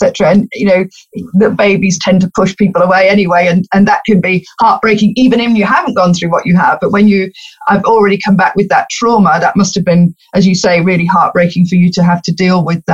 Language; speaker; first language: English; native; English